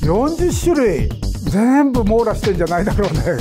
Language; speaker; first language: Japanese; native; Japanese